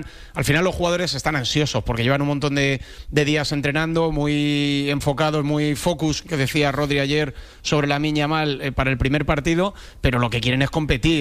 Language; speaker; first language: Spanish; native; Spanish